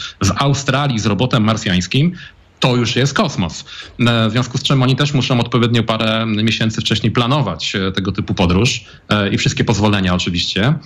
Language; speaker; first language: Polish; native; Polish